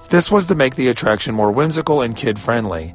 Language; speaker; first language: English; native; English